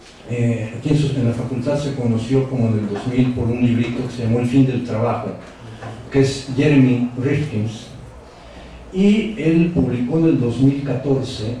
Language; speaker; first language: Spanish; native; Spanish